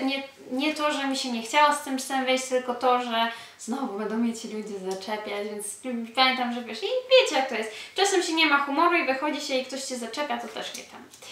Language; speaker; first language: Polish; early bilingual, heritage; Polish